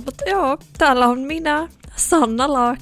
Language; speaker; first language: Finnish; early bilingual, heritage; Swedish